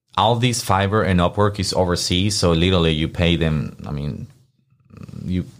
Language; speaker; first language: English; non-native, fluent; Spanish